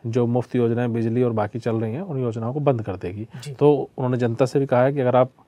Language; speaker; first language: Hindi; native; Hindi